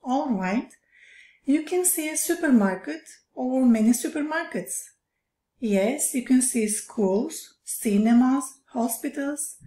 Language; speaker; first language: English; non-native, fluent; Turkish